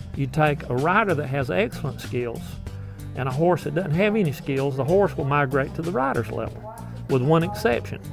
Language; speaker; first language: English; native; English